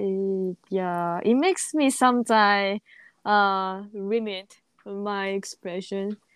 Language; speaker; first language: English; non-native, learner; Japanese